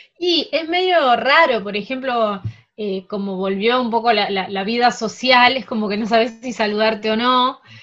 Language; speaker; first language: Spanish; early bilingual, heritage; Spanish